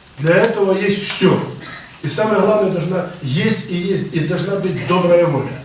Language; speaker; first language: Russian; non-native, local second language; Ukrainian